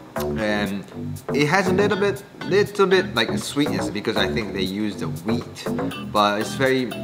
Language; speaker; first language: English; non-native, fluent; Japanese